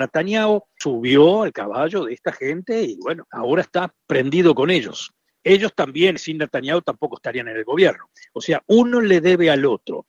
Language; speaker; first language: Spanish; native; Spanish